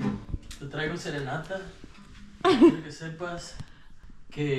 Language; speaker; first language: Spanish; native; Spanish